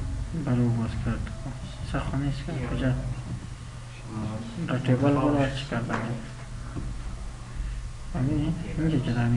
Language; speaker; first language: Persian; non-native, local second language; Pashto